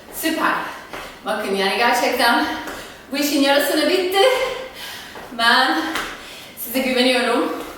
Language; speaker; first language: Turkish; non-native, fluent; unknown